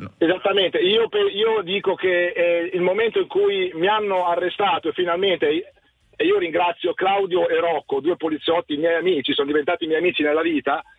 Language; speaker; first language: Italian; native; Italian